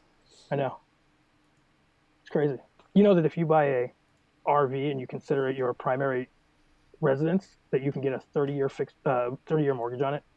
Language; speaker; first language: English; native; English